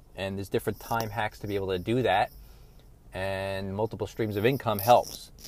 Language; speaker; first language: English; native; English